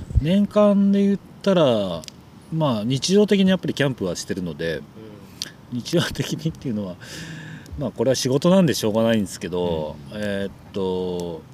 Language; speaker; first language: Japanese; native; Japanese